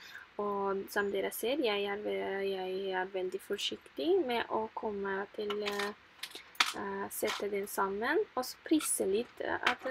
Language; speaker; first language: Norwegian; non-native, fluent; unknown